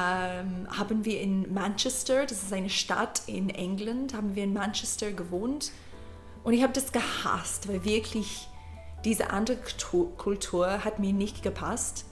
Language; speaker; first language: German; non-native, learner; English